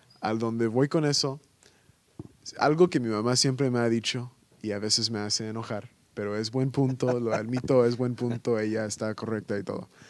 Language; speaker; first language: Spanish; early bilingual, heritage; Spanish